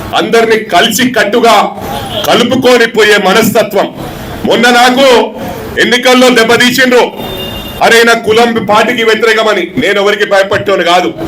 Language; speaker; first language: Telugu; non-native, local second language; Tamil